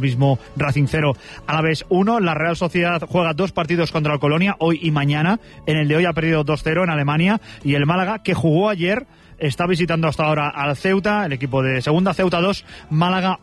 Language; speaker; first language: Spanish; native; Spanish